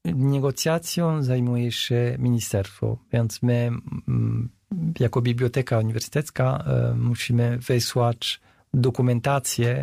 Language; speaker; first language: Polish; non-native, fluent; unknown